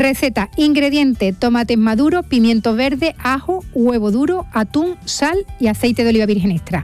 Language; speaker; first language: Spanish; native; Spanish